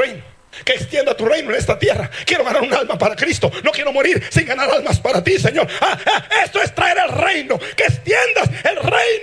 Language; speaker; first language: Spanish; early bilingual, heritage; Spanish